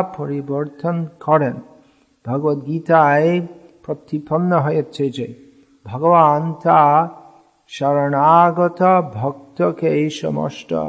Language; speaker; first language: Bangla; non-native, fluent; English